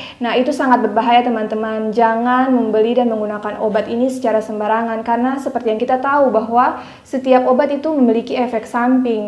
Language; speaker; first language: Indonesian; native; Indonesian